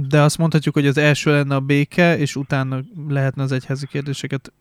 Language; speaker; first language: Hungarian; native; Hungarian